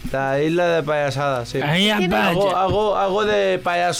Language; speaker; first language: Spanish; non-native, local second language; Arabic